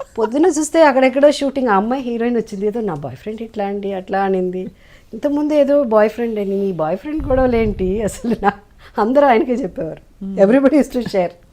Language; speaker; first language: Telugu; native; Telugu